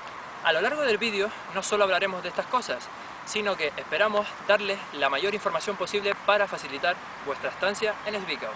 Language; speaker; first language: Spanish; native; Spanish